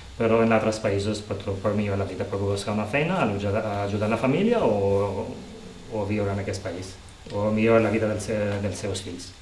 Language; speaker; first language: Catalan; non-native, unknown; Albanian